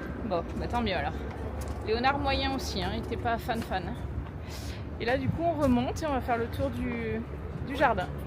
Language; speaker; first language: French; native; French